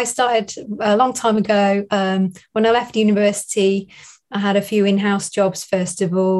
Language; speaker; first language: English; native; English